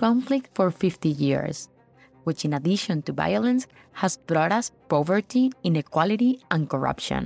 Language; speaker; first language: English; non-native, fluent; Spanish